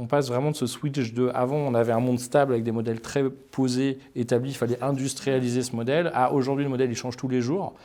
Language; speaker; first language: French; native; French